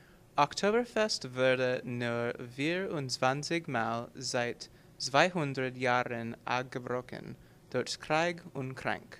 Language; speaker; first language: German; non-native, learner; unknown